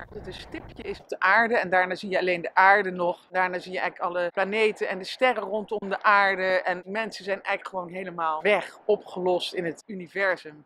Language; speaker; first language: Dutch; native; Dutch